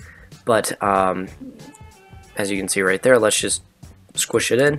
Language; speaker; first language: English; native; English